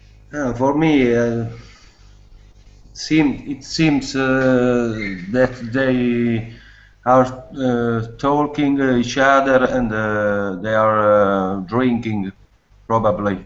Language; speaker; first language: English; non-native, learner; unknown